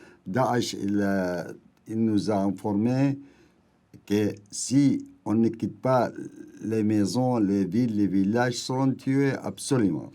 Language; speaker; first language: French; non-native, fluent; Arabic